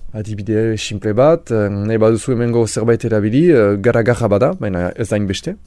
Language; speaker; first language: Basque; non-native, local second language; French